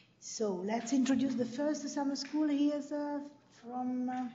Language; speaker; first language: English; non-native, fluent; Italian